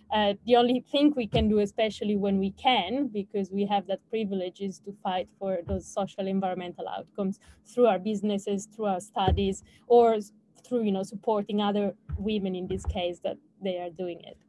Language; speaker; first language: English; non-native, fluent; Italian